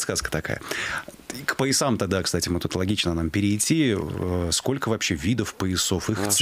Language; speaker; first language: Russian; native; Russian